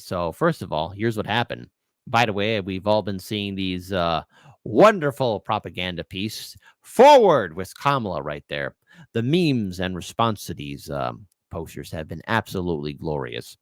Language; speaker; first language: English; native; English